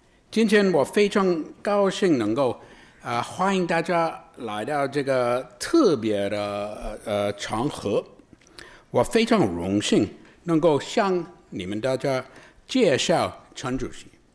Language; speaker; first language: Chinese; non-native, fluent; English